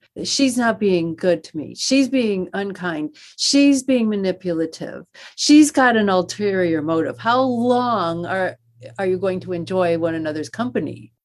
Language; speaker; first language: English; native; English